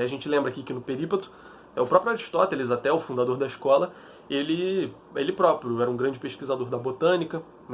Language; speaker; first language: Portuguese; native; Portuguese